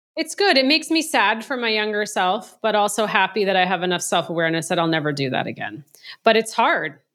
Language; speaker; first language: English; native; English